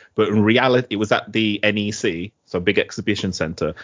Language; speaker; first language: English; native; English